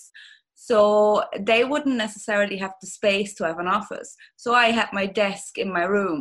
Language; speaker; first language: English; non-native, fluent; German